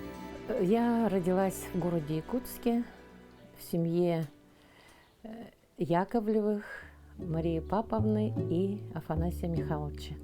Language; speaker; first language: Russian; non-native, local second language; Yakut